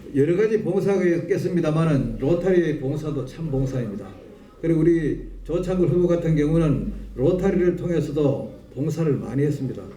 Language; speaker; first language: Korean; native; Korean